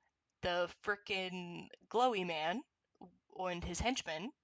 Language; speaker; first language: English; native; English